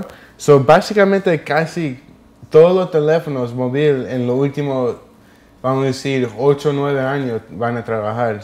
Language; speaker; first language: Spanish; early bilingual, heritage; English